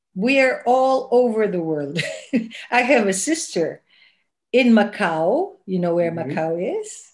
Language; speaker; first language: English; non-native, local second language; Filipino